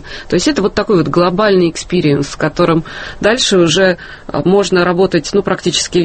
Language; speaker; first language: Russian; native; Russian